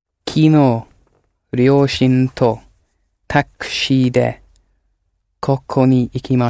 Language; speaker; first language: Japanese; non-native, learner; English